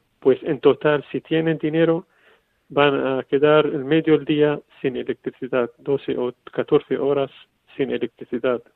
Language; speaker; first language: Spanish; non-native, fluent; Arabic